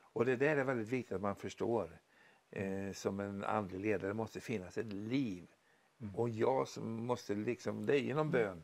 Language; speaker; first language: Swedish; native; Swedish